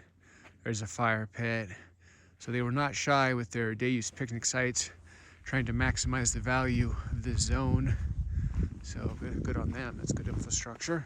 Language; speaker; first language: English; native; English